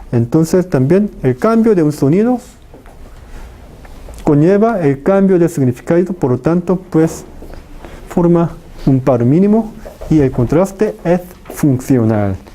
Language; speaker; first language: Spanish; non-native, fluent; Korean